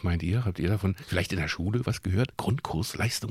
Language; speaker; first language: German; native; German